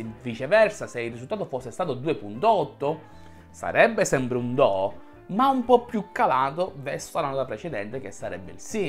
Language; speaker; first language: Italian; native; Italian